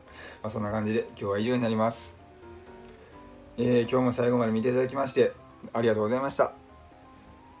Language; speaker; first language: Japanese; native; Japanese